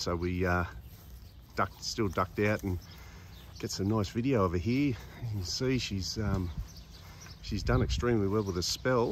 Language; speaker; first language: English; native; English